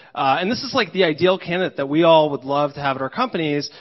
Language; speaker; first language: English; native; English